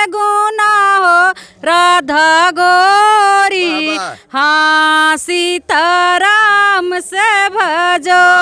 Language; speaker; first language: Hindi; native; Hindi